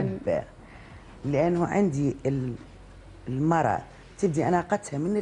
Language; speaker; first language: Arabic; native; Arabic